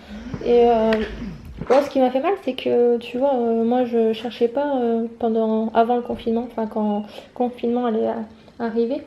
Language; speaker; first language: French; native; French